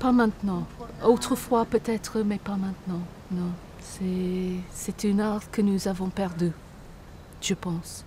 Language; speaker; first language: French; non-native, fluent; English